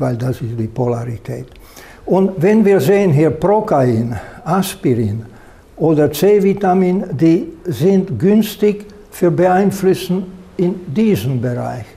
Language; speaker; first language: German; non-native, fluent; Slovak